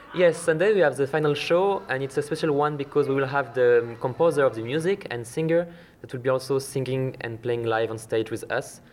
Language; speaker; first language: English; non-native, fluent; French